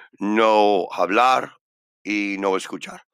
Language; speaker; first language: Spanish; non-native, learner; English